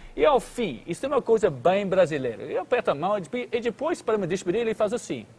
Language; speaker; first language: Portuguese; non-native, fluent; English